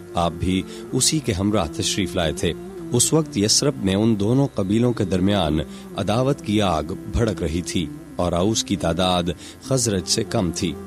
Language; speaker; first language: Urdu; non-native, local second language; Punjabi